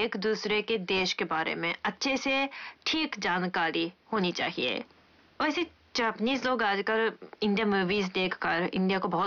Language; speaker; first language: Hindi; non-native, fluent; Japanese